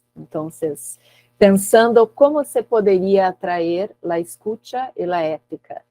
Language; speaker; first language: Spanish; non-native, learner; Portuguese